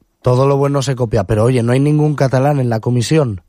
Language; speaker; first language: Spanish; native; Spanish